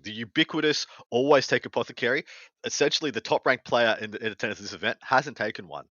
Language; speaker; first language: English; native; English